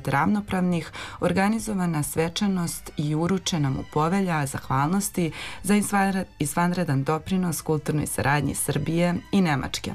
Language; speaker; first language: Serbian; native; Serbian